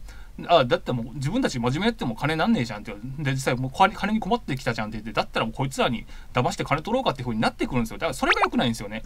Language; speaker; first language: Japanese; native; Japanese